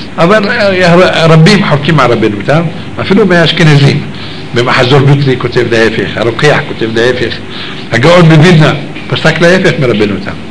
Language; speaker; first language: Hebrew; native; Hebrew